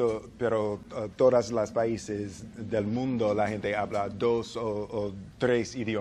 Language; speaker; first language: Spanish; non-native, learner; English